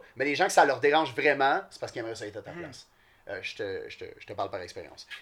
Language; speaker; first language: French; native; French